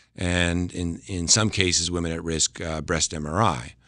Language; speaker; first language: English; native; English